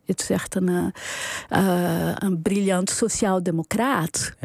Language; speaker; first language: Dutch; non-native, fluent; Portuguese